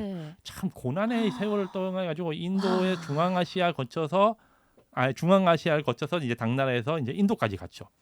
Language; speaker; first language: Korean; native; Korean